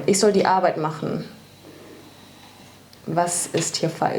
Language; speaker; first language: German; early bilingual, other home language; Indonesian